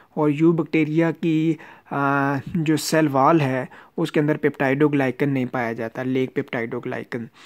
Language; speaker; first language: Urdu; non-native, local second language; Punjabi